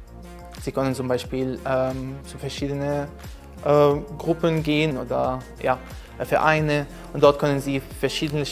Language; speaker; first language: German; non-native, fluent; Arabic